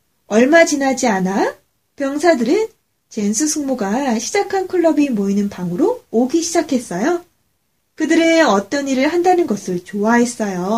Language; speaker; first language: Korean; native; Korean